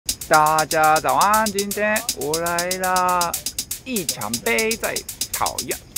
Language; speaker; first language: Chinese; non-native, learner; Japanese